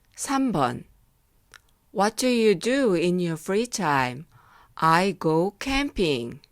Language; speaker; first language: English; non-native, fluent; Korean